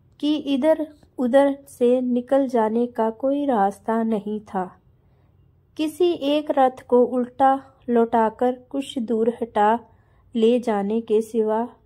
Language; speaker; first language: Hindi; non-native, local second language; Punjabi